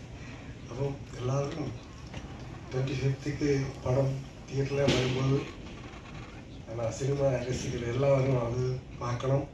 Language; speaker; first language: Tamil; non-native, learner; Malayalam